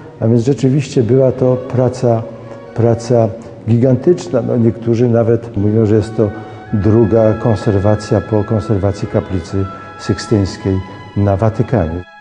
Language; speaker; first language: Polish; native; Polish